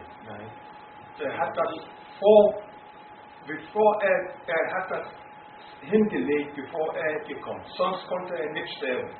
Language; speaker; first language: German; non-native, fluent; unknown